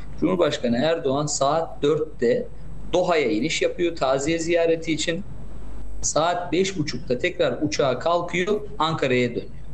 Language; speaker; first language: Turkish; native; Turkish